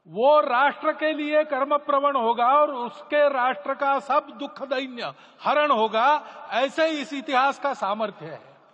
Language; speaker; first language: Hindi; native; Hindi